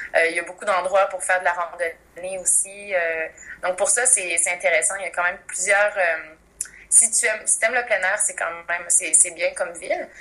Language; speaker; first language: French; native; French